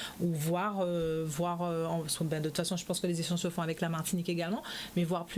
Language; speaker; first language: French; native; French